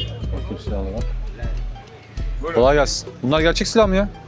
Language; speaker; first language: Turkish; native; Turkish